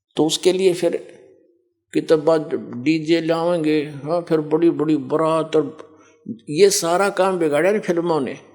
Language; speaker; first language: Hindi; native; Hindi